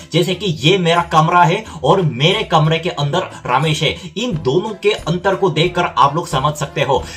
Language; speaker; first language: Hindi; non-native, fluent; Korean